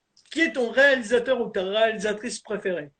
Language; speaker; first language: French; native; French